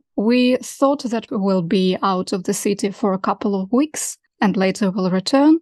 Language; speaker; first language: English; non-native, fluent; Russian